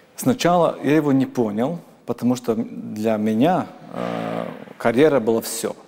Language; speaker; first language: Russian; non-native, local second language; Latvian